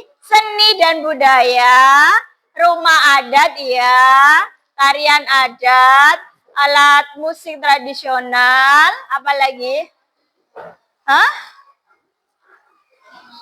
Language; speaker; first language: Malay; non-native, local second language; Javanese